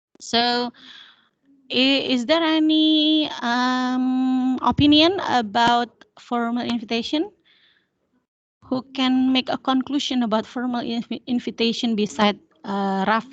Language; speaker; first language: English; non-native, fluent; Indonesian